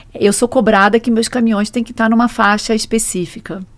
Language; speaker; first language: Portuguese; native; Portuguese